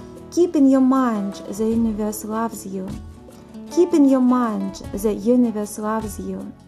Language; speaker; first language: English; non-native, fluent; Russian